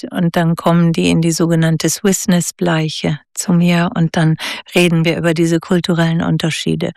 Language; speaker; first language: German; native; German